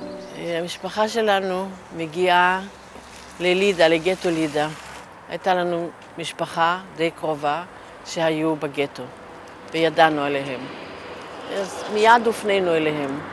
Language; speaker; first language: Hebrew; non-native, fluent; Yiddish